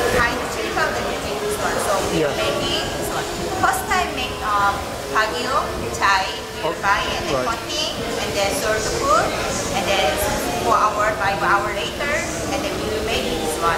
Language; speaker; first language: English; non-native, learner; Korean